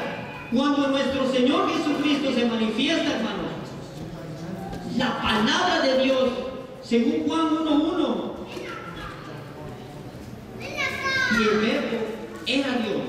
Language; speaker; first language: Spanish; native; Spanish